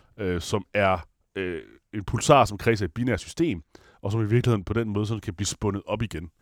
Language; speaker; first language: Danish; non-native, fluent; Italian